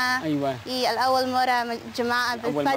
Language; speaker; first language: Arabic; non-native, learner; English